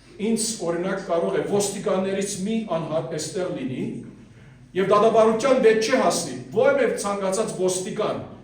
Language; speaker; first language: Armenian; early bilingual, heritage; Armenian